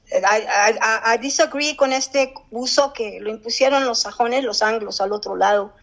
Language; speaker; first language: Spanish; early bilingual, heritage; Spanish